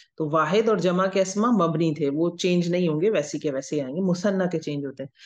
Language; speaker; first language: Urdu; native; Urdu